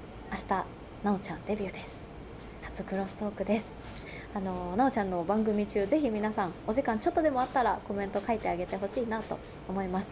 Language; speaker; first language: Japanese; native; Japanese